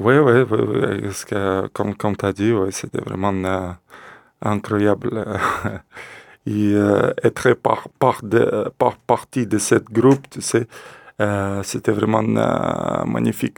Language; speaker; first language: French; non-native, learner; Russian